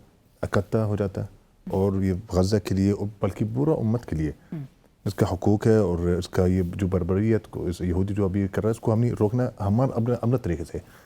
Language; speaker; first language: Hindi; non-native, fluent; Arabic